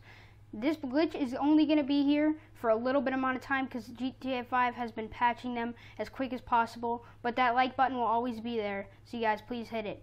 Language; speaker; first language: English; native; English